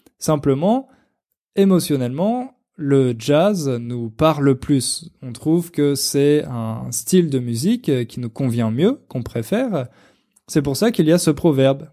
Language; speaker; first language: French; native; French